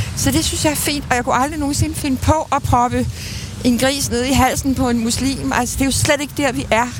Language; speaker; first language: Danish; native; Danish